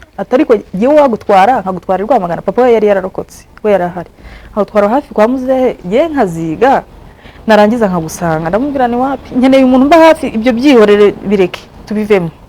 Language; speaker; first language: Kinyarwanda; early bilingual, heritage; Kinyarwanda